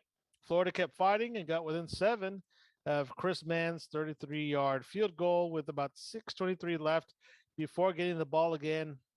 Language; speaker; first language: English; native; English